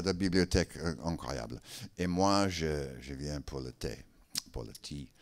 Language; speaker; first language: French; non-native, learner; English